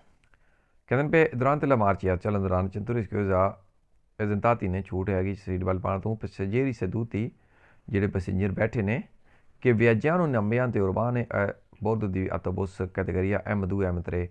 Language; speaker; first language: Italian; non-native, learner; Punjabi